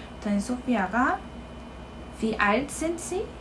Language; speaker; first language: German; non-native, fluent; Korean